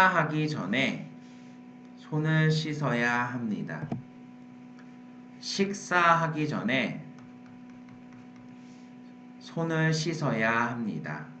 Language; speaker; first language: Korean; non-native, fluent; Vietnamese